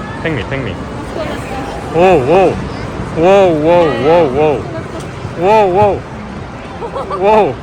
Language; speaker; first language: English; non-native, learner; Korean